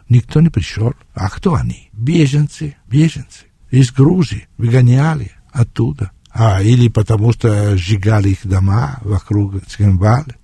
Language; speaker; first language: Russian; non-native, fluent; Italian